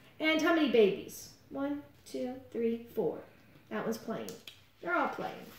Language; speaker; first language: English; native; English